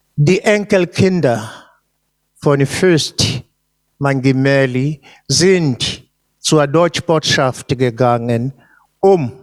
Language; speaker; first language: German; non-native, fluent; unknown